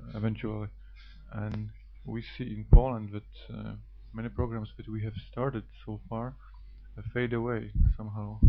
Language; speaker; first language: English; non-native, fluent; Polish